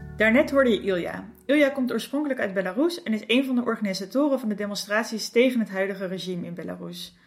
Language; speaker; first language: Dutch; native; Dutch